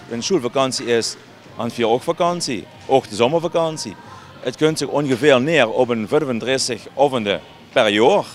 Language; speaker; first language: Dutch; native; Dutch